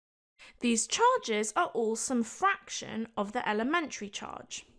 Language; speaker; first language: English; native; English